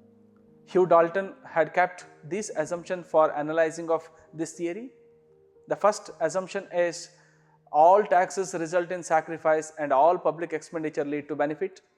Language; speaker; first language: English; non-native, local second language; Kannada